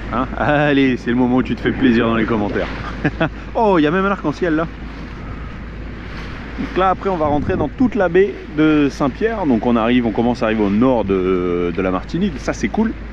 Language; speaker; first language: French; native; French